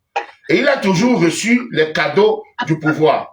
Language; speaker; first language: French; native; French